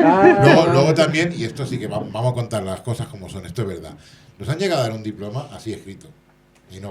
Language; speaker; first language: Spanish; native; Spanish